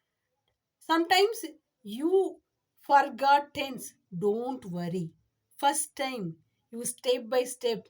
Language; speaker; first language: English; non-native, learner; Tamil